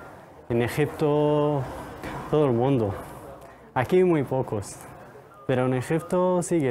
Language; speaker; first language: Spanish; non-native, learner; Arabic